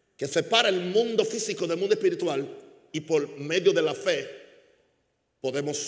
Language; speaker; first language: Spanish; early bilingual, heritage; Spanish